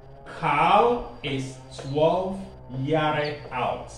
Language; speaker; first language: German; non-native, learner; Akan